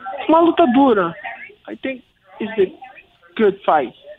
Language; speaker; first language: English; non-native, learner; Portuguese